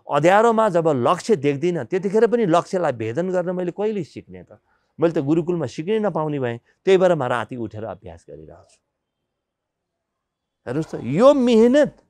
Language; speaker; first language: Nepali; native; Nepali